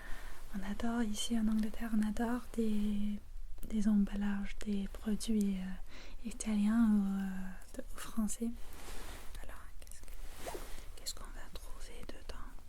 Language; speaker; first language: French; non-native, fluent; English